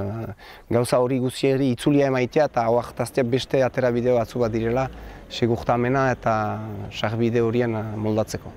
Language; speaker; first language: Basque; native; Basque